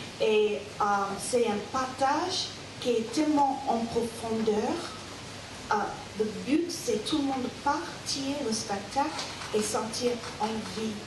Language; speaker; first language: French; non-native, learner; English